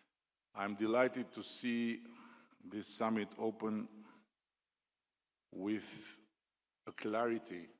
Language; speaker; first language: English; non-native, local second language; Albanian